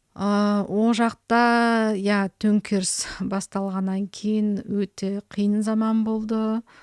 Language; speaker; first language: Kazakh; early bilingual, heritage; Kazakh